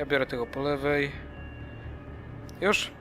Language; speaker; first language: Polish; native; Polish